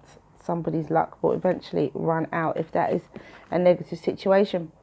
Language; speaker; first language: English; native; English